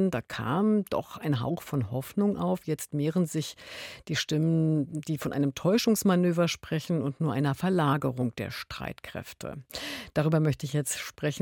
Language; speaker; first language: German; native; German